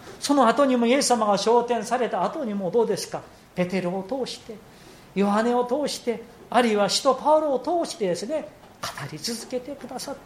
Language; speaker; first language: Japanese; non-native, fluent; Korean